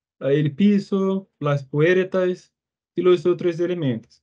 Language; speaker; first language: Spanish; non-native, fluent; Portuguese